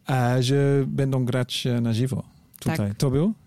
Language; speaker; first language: Polish; non-native, learner; English